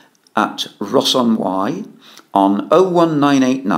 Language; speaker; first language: English; native; English